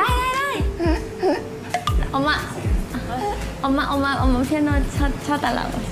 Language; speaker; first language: Korean; non-native, fluent; Thai